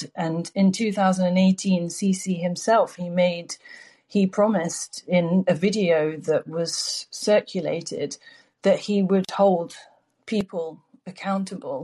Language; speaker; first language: English; native; English